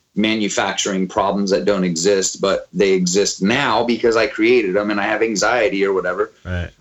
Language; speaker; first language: English; native; English